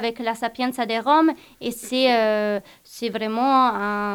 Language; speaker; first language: French; non-native, fluent; Italian